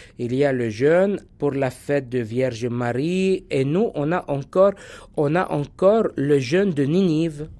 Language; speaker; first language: French; non-native, local second language; Arabic